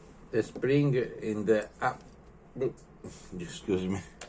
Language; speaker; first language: English; non-native, learner; Italian